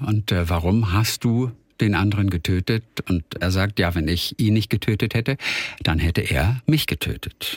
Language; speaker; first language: German; native; German